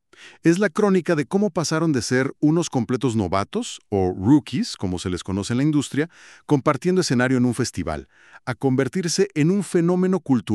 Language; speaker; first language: Spanish; native; Spanish